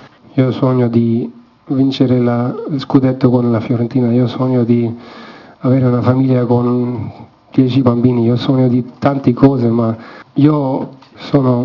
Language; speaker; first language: Italian; non-native, learner; German